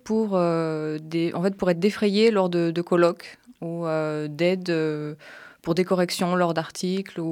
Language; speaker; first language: French; native; French